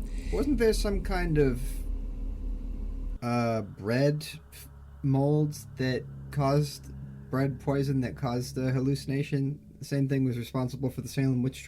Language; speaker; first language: English; native; English